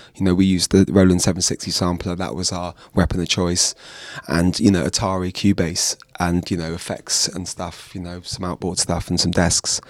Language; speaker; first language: English; native; English